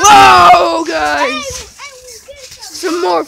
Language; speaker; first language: English; native; English